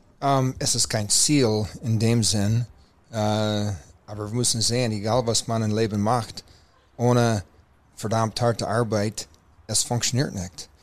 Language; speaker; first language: German; non-native, fluent; English